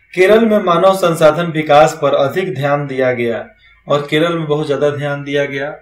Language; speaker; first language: Hindi; native; Hindi